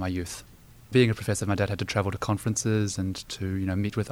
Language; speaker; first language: English; native; English